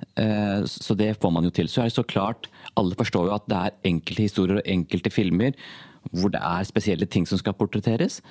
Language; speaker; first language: Norwegian; early bilingual, other home language; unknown